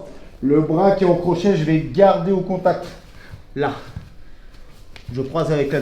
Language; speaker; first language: French; native; French